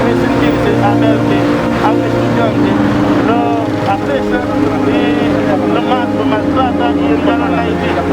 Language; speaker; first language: Spanish; non-native, learner; Haitian Creole